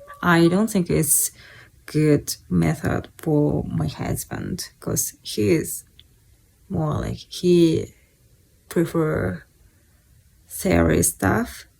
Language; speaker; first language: English; non-native, fluent; Japanese